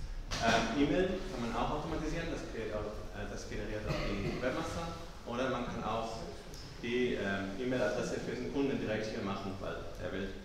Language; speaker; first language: German; non-native, fluent; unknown